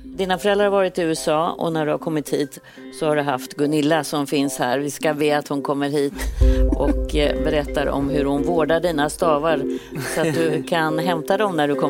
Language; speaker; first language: Swedish; native; Swedish